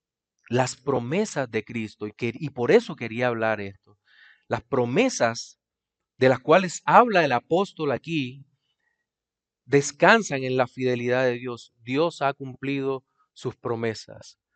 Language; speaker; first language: Spanish; native; Spanish